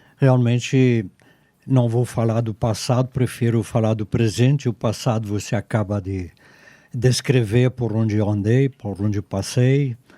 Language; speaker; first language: Portuguese; non-native, fluent; French